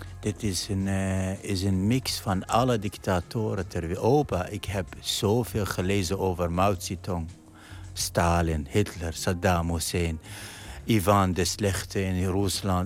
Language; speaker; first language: Dutch; non-native, fluent; Arabic